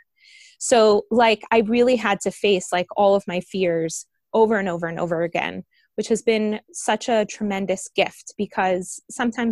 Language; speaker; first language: English; early bilingual, other home language; Spanish